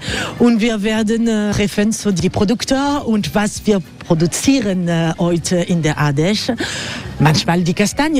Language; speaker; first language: German; non-native, learner; French